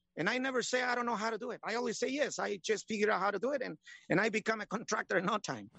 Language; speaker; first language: English; non-native, learner; Spanish